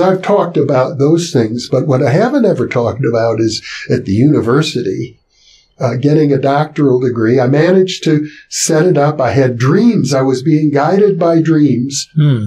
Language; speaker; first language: English; native; English